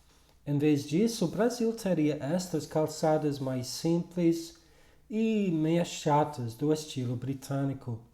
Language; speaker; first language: Portuguese; non-native, fluent; English